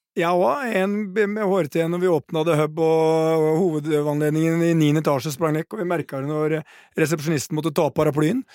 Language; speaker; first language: Norwegian; native; Norwegian